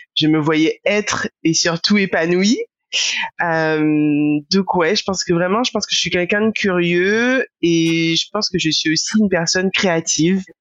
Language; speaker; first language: French; native; French